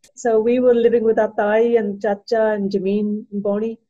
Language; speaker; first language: English; early bilingual, other home language; Punjabi